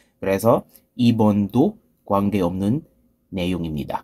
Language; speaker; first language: Korean; non-native, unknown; Filipino